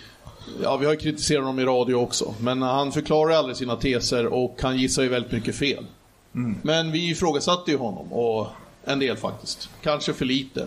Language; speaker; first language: Swedish; native; Swedish